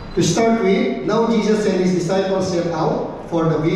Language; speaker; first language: English; non-native, local second language; Filipino